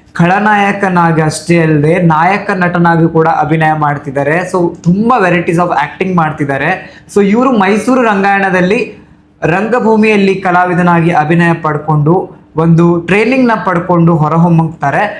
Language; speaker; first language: Kannada; native; Kannada